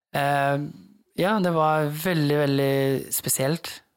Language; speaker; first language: Norwegian; early bilingual, other home language; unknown